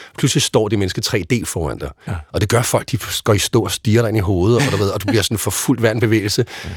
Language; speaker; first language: Danish; native; Danish